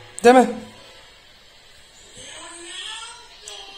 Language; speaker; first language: Turkish; early bilingual, heritage; Dutch